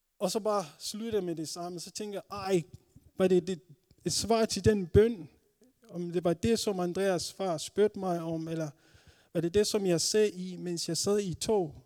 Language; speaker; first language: Danish; non-native, fluent; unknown